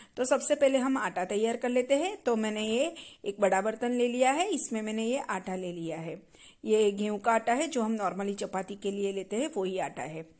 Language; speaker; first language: Hindi; non-native, local second language; Gujarati